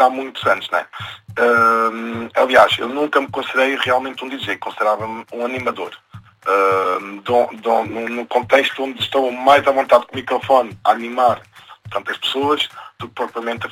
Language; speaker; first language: Portuguese; native; Portuguese